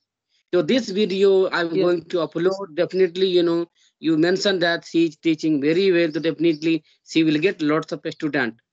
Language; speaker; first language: English; non-native, learner; Hindi